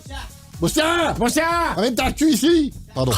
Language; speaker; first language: French; native; French